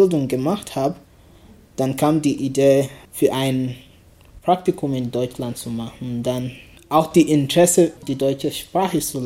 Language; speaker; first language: German; non-native, learner; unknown